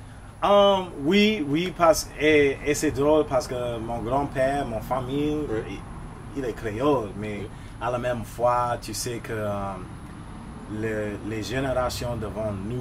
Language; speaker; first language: French; non-native, local second language; English